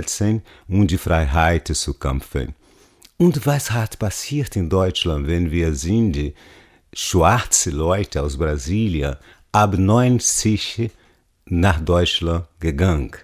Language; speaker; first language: German; non-native, learner; Portuguese